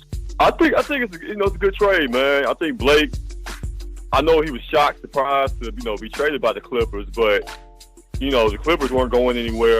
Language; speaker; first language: English; native; English